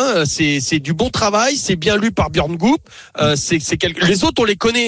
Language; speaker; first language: French; native; French